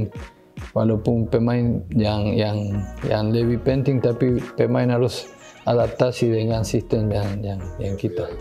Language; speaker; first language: Indonesian; non-native, fluent; Spanish